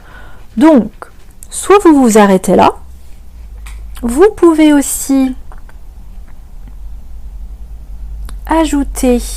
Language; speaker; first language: French; native; French